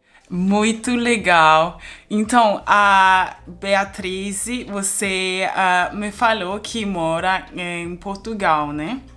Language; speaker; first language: Portuguese; non-native, fluent; German